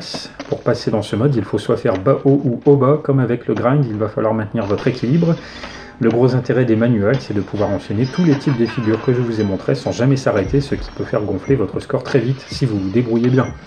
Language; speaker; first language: French; native; French